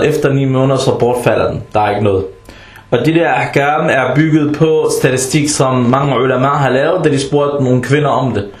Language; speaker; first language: Danish; non-native, fluent; Arabic